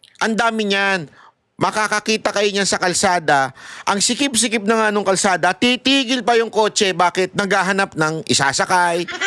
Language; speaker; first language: Filipino; native; Filipino